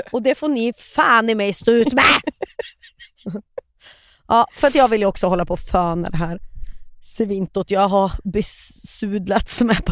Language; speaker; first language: Swedish; native; Swedish